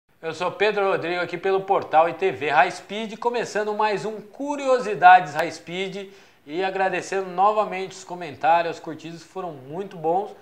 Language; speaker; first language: Portuguese; native; Portuguese